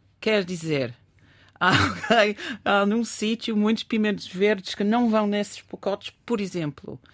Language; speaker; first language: Portuguese; non-native, fluent; English